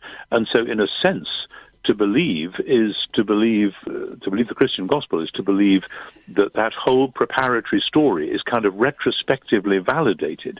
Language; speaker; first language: English; native; English